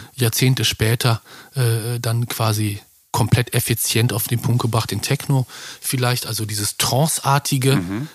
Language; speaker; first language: German; native; German